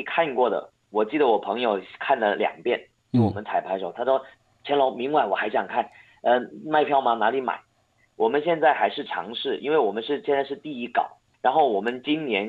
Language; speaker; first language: Chinese; non-native, local second language; Hakka Chinese